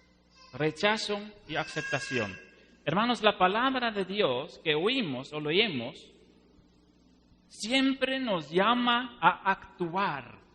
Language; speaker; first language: Spanish; non-native, fluent; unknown